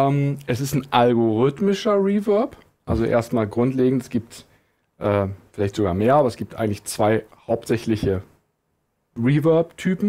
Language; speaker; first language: German; native; German